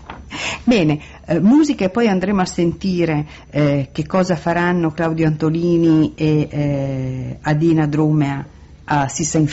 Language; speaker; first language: Italian; native; Italian